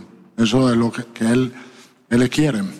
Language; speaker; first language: Spanish; non-native, fluent; Italian